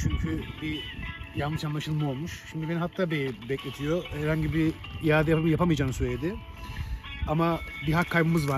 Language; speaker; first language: Turkish; native; Turkish